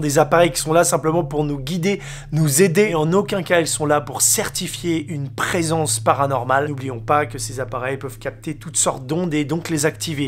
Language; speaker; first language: French; native; French